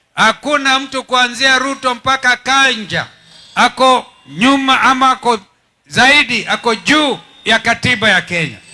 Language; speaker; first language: Swahili; non-native, local second language; Kamba